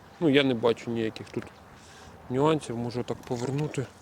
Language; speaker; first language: Ukrainian; native; Ukrainian